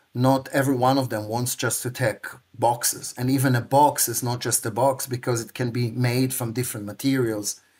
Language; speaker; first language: English; non-native, fluent; Hebrew